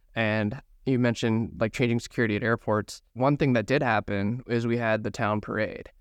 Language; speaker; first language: English; native; English